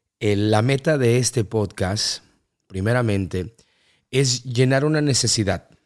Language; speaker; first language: Spanish; early bilingual, heritage; Spanish